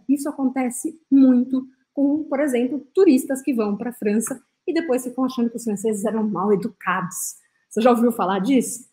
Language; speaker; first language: Portuguese; non-native, fluent; French